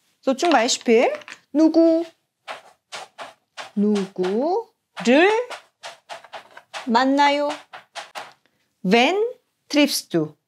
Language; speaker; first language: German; non-native, fluent; Korean